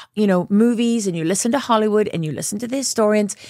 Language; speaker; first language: English; native; English